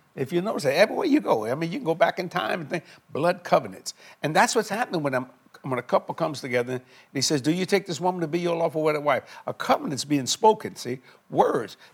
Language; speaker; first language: English; native; English